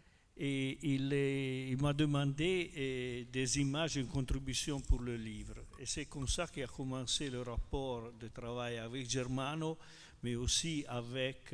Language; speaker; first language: French; non-native, fluent; Italian